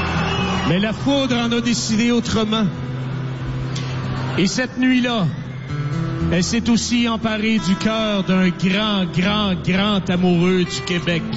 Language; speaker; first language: French; native; French